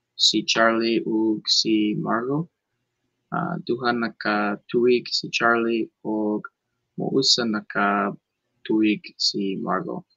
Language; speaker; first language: Cebuano; non-native, learner; English